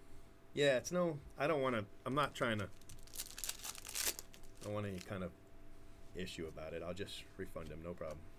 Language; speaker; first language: English; native; English